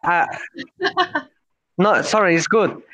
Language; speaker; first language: English; non-native, learner; Spanish